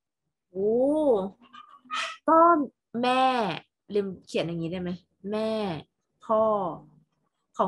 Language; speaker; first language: Thai; native; Thai